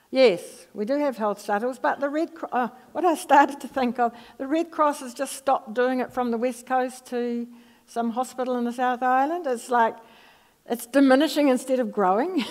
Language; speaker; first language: English; native; English